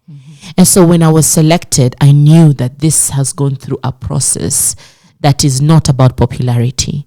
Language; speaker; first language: English; non-native, local second language; Swahili